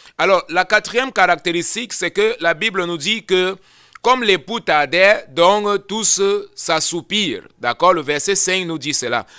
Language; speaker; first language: French; non-native, local second language; Lingala